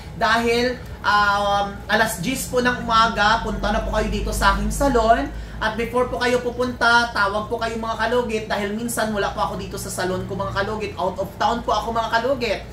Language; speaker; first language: Filipino; non-native, local second language; Cebuano